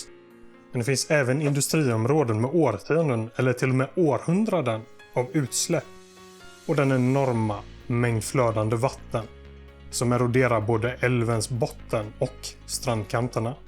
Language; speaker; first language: Swedish; native; Swedish